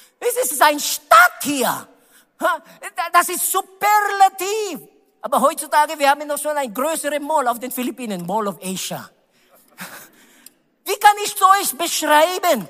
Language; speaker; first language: German; non-native, learner; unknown